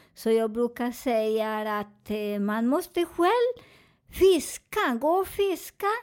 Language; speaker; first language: Swedish; non-native, learner; Spanish